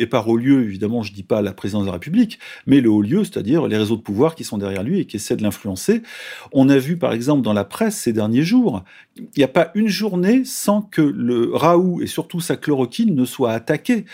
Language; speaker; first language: French; native; French